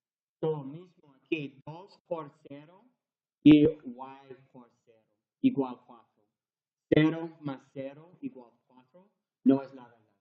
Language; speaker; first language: Spanish; non-native, learner; English